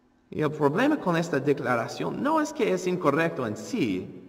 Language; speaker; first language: Spanish; non-native, fluent; English